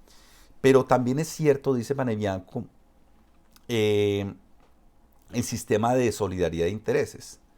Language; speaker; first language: Spanish; native; Spanish